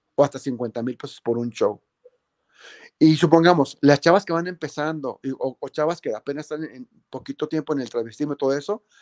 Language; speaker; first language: Spanish; native; Spanish